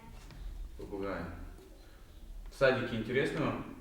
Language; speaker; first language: Russian; native; Russian